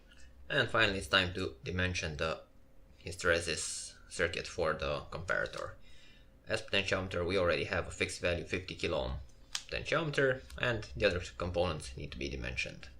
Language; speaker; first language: English; non-native, fluent; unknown